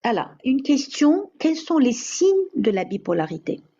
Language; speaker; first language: French; non-native, local second language; Arabic